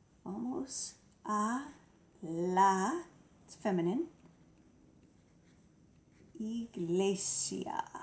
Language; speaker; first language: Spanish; non-native, fluent; English